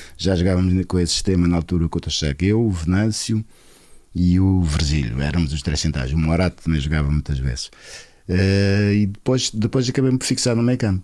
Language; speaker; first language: Portuguese; non-native, local second language; Kabuverdianu